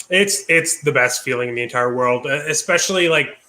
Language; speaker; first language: English; native; English